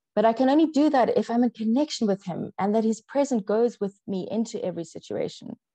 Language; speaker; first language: English; native; English